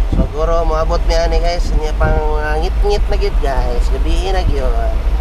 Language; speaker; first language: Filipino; non-native, local second language; Cebuano